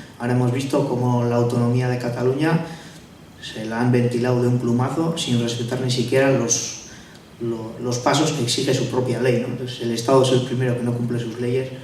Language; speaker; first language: Spanish; non-native, local second language; Basque